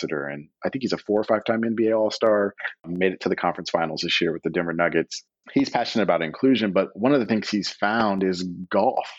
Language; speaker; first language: English; native; English